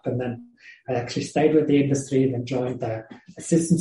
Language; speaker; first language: English; non-native, fluent; Swiss German